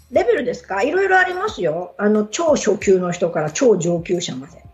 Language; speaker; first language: Japanese; native; Japanese